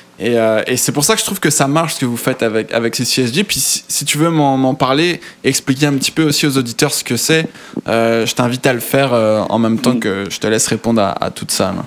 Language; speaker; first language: French; native; French